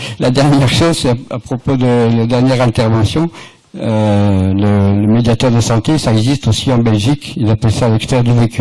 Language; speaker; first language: French; native; French